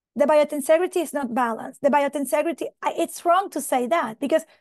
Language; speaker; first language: English; non-native, fluent; Spanish